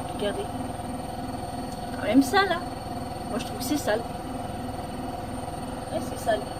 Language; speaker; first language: French; native; French